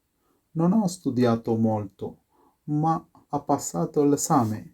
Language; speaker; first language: Italian; non-native, fluent; Sinhala